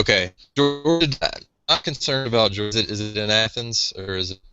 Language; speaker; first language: English; native; English